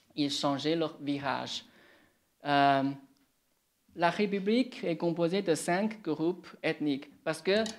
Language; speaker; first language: French; non-native, fluent; Chinese